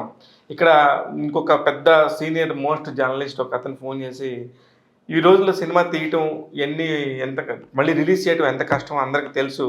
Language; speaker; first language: Telugu; native; Telugu